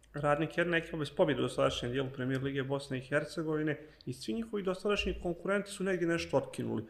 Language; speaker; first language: Bosnian; native; Bosnian